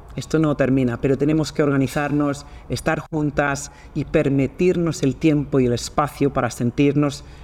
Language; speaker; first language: Spanish; non-native, fluent; Swedish